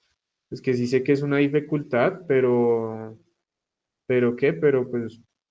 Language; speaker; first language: Spanish; native; Spanish